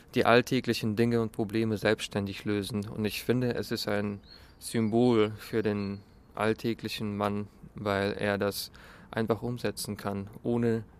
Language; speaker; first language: German; early bilingual, other home language; Russian